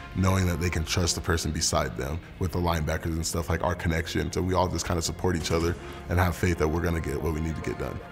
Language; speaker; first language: English; native; English